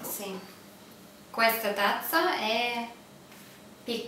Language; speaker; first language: Italian; non-native, learner; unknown